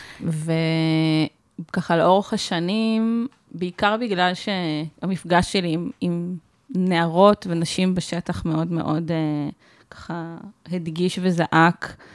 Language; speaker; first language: Hebrew; native; Hebrew